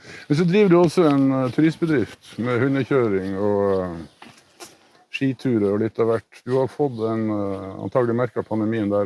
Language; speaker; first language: Norwegian; native; Norwegian